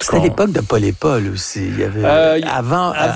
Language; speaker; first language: French; native; French